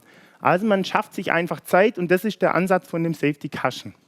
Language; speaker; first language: German; native; German